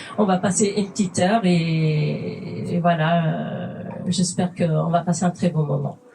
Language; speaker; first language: French; non-native, fluent; Kabyle